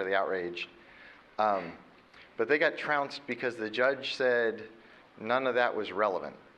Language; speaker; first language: English; native; English